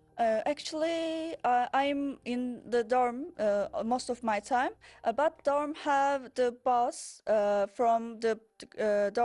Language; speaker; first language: English; non-native, learner; Turkish